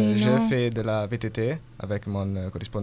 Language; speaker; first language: French; non-native, learner; Italian